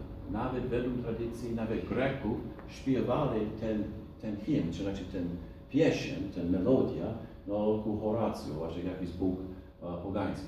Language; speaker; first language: Polish; non-native, fluent; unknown